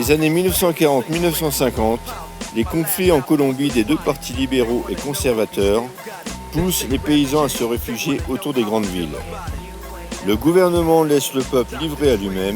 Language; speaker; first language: French; native; French